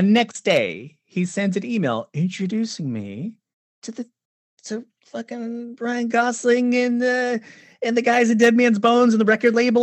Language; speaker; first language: English; native; English